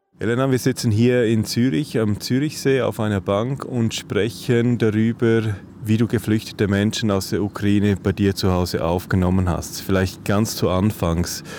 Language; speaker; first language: German; native; German